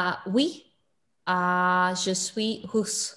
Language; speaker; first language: French; non-native, learner; English